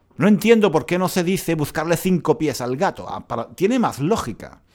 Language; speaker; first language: Spanish; native; Spanish